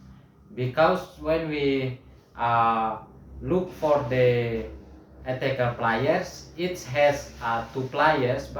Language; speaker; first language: English; non-native, learner; Indonesian